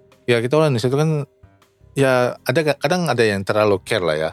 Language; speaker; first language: Indonesian; early bilingual, other home language; Japanese